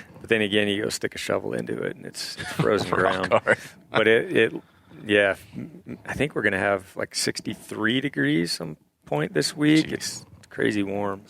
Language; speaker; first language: English; native; English